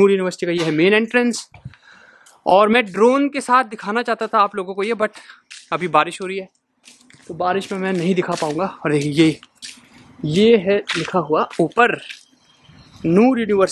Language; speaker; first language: Hindi; native; Hindi